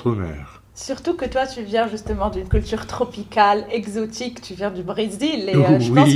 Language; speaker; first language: French; native; French